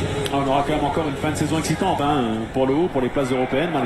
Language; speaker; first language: French; native; French